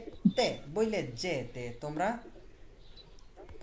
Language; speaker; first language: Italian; non-native, fluent; Bangla